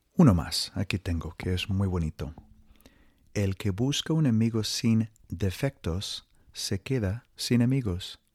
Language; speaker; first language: Spanish; non-native, fluent; English